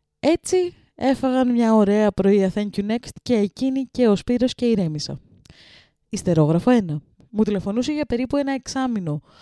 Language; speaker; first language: Greek; early bilingual, other home language; Russian